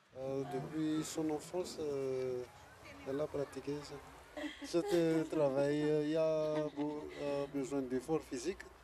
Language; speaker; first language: French; non-native, local second language; Malagasy